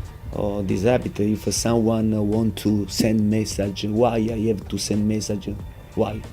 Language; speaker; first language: English; non-native, fluent; Italian